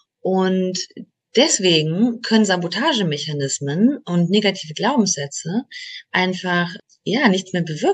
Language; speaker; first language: German; native; German